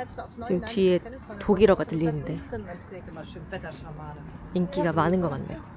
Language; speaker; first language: Korean; native; Korean